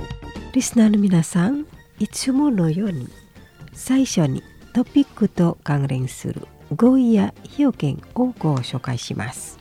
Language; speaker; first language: Japanese; non-native, fluent; Indonesian